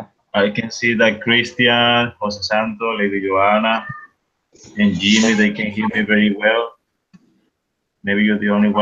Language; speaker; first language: English; non-native, fluent; Spanish